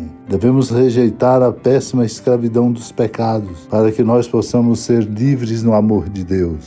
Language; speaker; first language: Portuguese; native; Portuguese